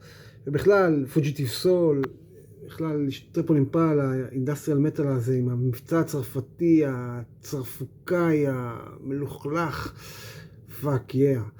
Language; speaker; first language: Hebrew; native; Hebrew